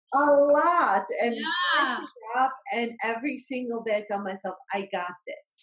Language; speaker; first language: English; non-native, fluent; Bosnian